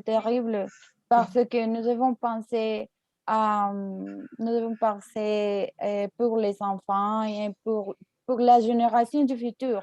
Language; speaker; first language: French; non-native, learner; Spanish